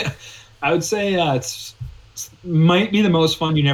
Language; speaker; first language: English; native; English